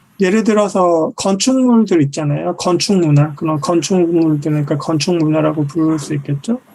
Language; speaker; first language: Korean; native; Korean